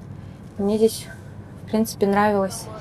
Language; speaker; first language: Russian; native; Russian